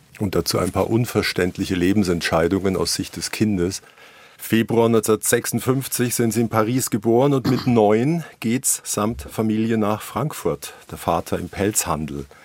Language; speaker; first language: German; native; German